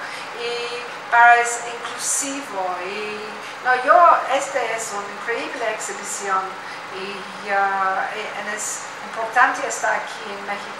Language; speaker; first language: Spanish; non-native, learner; English